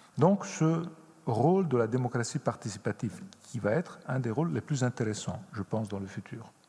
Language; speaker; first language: French; non-native, fluent; Italian